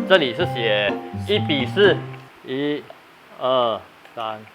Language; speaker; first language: Chinese; native; Chinese